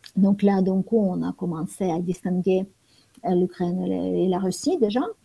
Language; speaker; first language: French; non-native, fluent; Ukrainian